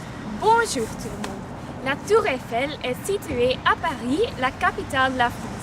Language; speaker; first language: French; non-native, learner; Dutch